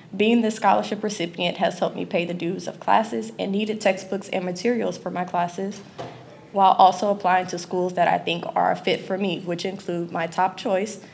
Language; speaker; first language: English; native; English